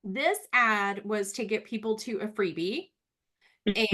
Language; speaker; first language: English; native; English